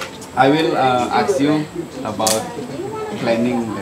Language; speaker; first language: English; non-native, learner; Balinese